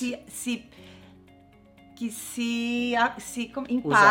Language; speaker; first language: Italian; non-native, learner; Portuguese